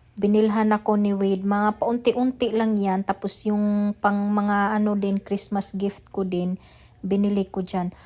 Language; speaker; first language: Filipino; non-native, local second language; Cebuano